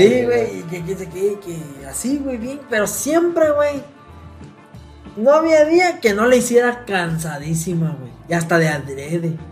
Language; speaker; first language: Spanish; native; Spanish